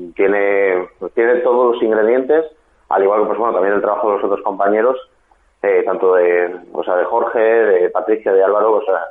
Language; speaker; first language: Spanish; native; Spanish